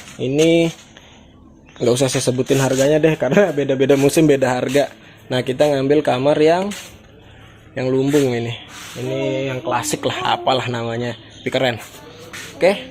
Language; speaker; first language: Indonesian; native; Indonesian